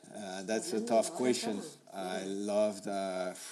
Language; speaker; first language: English; non-native, fluent; French